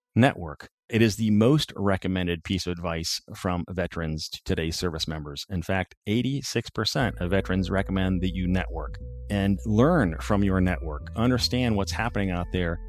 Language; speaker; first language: English; native; English